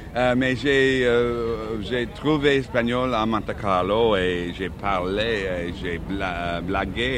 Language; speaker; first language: French; non-native, learner; English